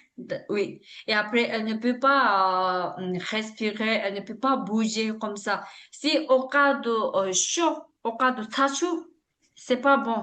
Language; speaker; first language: French; non-native, learner; Tibetan